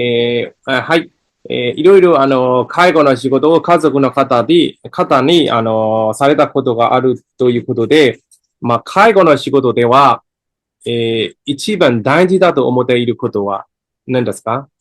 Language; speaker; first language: Japanese; non-native, fluent; Burmese